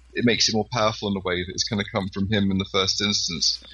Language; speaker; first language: English; native; English